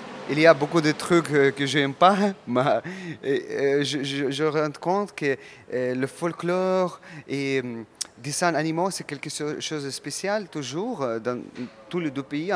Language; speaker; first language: French; non-native, learner; Russian